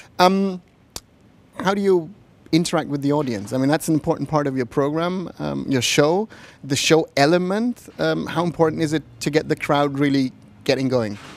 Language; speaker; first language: English; non-native, fluent; German